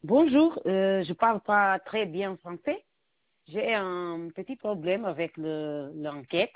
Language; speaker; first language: French; non-native, learner; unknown